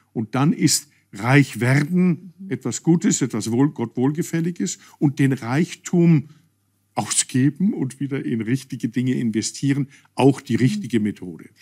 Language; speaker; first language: German; native; German